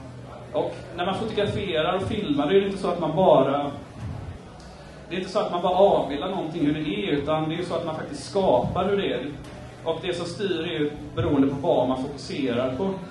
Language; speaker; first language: Swedish; native; Swedish